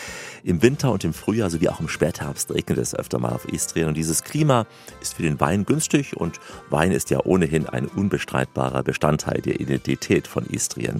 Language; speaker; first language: German; native; German